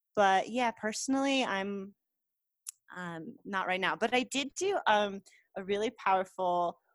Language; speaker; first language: English; native; English